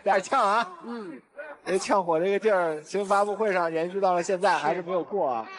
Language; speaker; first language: Chinese; native; Chinese